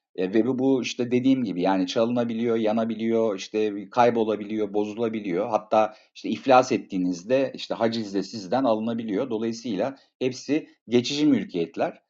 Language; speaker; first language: Turkish; native; Turkish